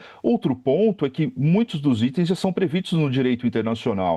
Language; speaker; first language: Portuguese; native; Portuguese